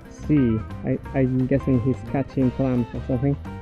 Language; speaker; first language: English; non-native, fluent; Spanish